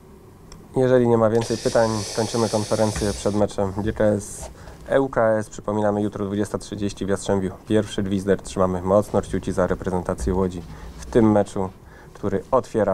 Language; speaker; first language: Polish; native; Polish